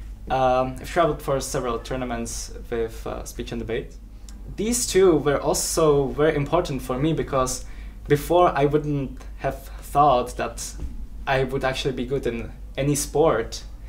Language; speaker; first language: English; non-native, fluent; Czech